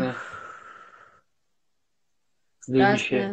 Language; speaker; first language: Russian; native; Russian